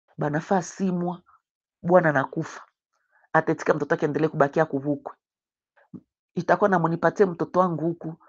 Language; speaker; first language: Swahili; native; Swahili